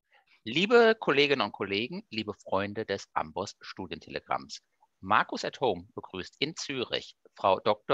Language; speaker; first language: German; native; German